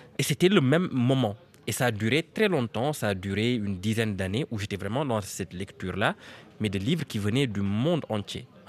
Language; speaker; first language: French; non-native, local second language; Serer